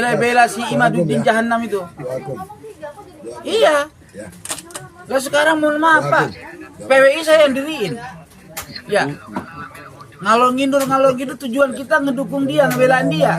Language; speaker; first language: Indonesian; native; Indonesian